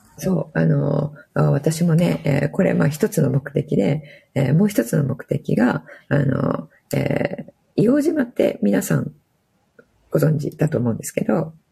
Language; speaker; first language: Japanese; native; Japanese